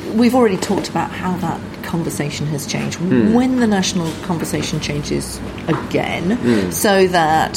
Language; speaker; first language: English; native; English